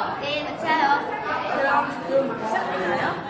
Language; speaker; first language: Korean; non-native, learner; Vietnamese